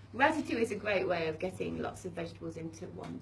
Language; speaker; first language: English; native; English